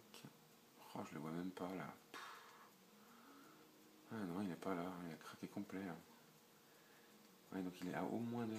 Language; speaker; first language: French; native; French